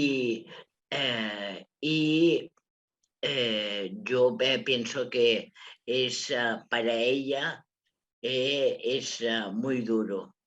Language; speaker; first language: Spanish; non-native, local second language; Catalan